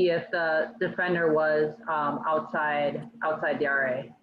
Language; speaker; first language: English; native; English